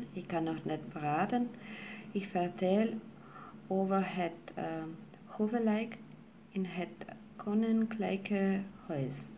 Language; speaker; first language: Dutch; non-native, learner; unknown